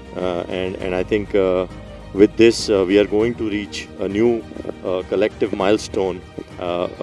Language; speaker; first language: English; native; English